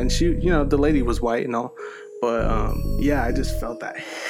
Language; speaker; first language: English; native; English